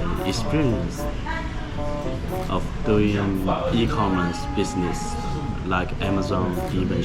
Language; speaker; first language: English; non-native, fluent; Chinese